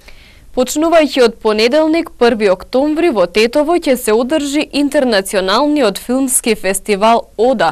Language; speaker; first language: Macedonian; native; Macedonian